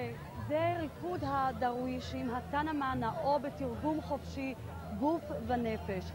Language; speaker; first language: Hebrew; native; Hebrew